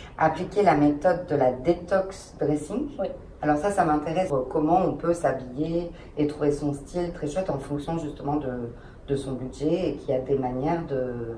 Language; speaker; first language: French; native; French